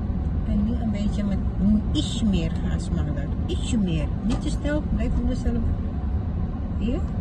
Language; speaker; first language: Dutch; non-native, fluent; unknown